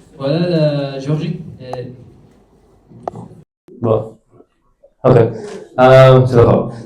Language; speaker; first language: French; non-native, learner; Spanish